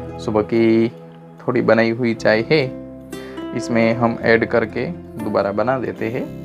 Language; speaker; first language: Hindi; non-native, local second language; Gujarati